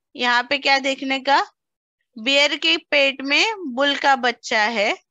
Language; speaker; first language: Hindi; non-native, local second language; Marathi